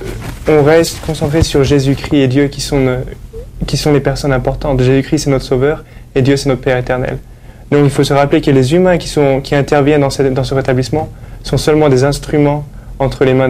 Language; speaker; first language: French; native; French